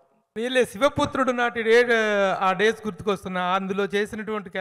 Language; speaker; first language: Telugu; native; Telugu